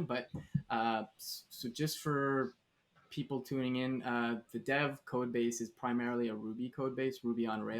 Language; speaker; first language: English; native; English